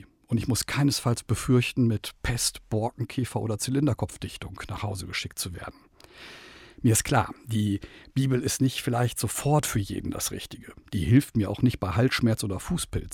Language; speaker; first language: German; native; German